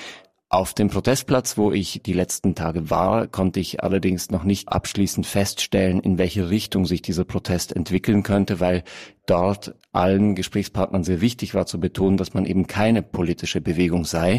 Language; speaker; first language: German; native; German